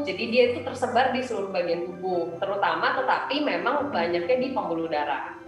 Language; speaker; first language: Indonesian; native; Indonesian